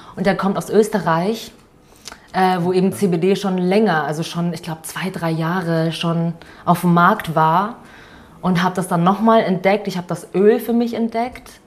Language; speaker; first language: German; early bilingual, other home language; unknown